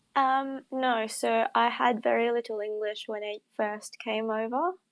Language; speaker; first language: English; non-native, fluent; Indonesian